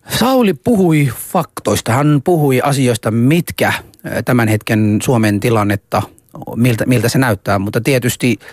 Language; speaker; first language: Finnish; early bilingual, other home language; Somali